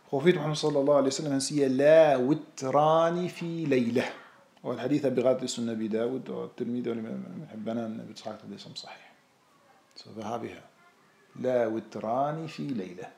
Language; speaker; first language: Danish; non-native, fluent; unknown